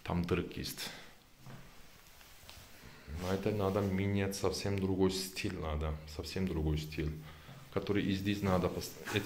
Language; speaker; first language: Russian; non-native, learner; Turkish